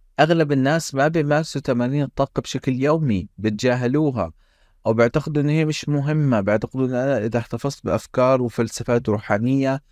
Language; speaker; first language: Arabic; native; Arabic